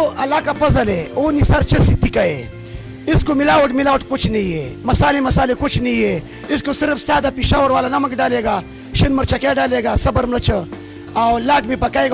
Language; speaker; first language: Hindi; non-native, local second language; Pashto